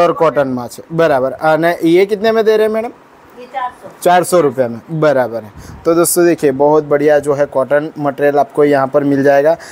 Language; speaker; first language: Hindi; non-native, local second language; Gujarati